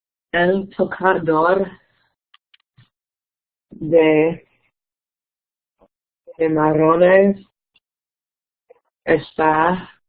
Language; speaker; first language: Spanish; non-native, learner; English